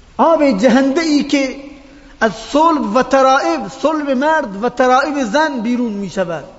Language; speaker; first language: Persian; non-native, local second language; Baluchi